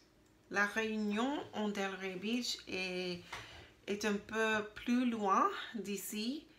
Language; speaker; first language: French; non-native, learner; English